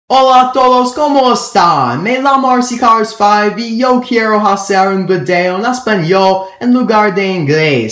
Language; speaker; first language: Spanish; non-native, learner; English